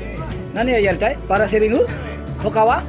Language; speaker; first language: Japanese; non-native, fluent; Indonesian